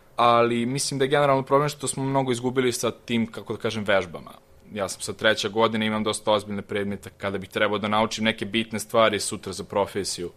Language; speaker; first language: Serbian; native; Serbian